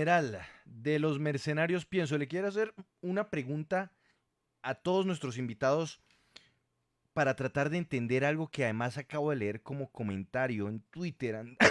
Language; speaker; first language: Spanish; native; Spanish